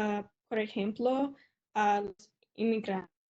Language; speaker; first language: Spanish; non-native, learner; English